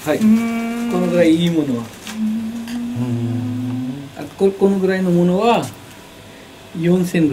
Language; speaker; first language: Japanese; non-native, learner; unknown